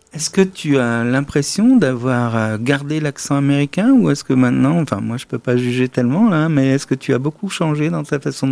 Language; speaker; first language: French; native; French